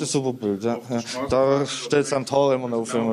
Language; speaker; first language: German; native; German